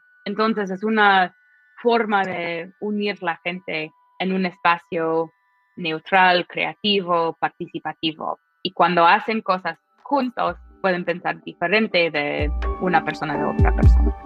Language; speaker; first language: Spanish; non-native, fluent; English